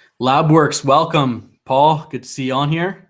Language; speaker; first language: English; native; English